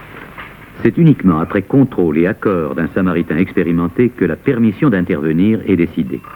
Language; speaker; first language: French; native; French